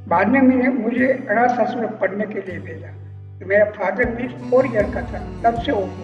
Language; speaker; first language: Hindi; non-native, local second language; Gujarati